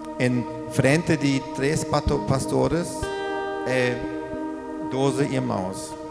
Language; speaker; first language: Portuguese; non-native, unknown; German